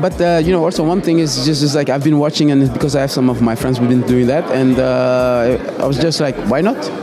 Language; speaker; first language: English; non-native, fluent; French